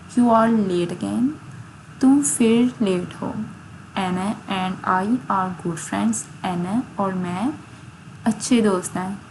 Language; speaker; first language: Urdu; native; Urdu